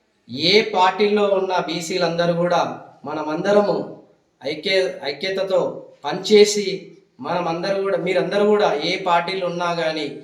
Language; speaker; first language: Telugu; native; Telugu